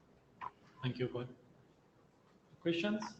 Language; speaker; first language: English; non-native, fluent; French